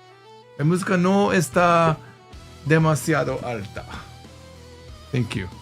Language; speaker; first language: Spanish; non-native, learner; English